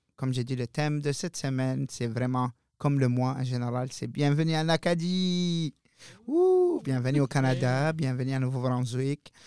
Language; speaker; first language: French; non-native, local second language; Arabic